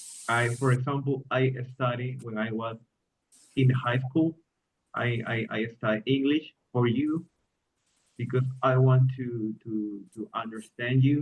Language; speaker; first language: English; non-native, learner; Spanish